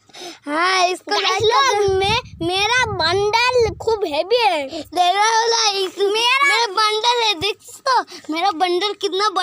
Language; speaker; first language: Hindi; non-native, local second language; Bangla